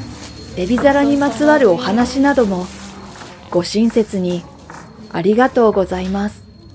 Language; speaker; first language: Japanese; native; Japanese